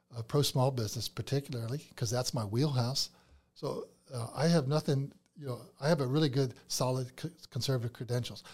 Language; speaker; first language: English; native; English